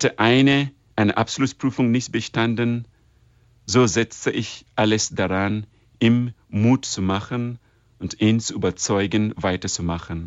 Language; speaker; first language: German; non-native, fluent; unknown